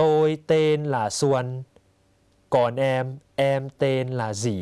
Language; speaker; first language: Vietnamese; non-native, fluent; Thai